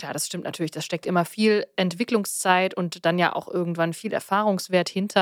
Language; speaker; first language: German; native; German